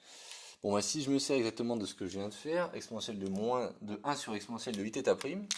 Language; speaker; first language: French; native; French